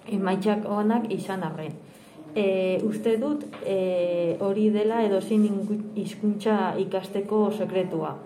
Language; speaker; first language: Basque; non-native, local second language; Spanish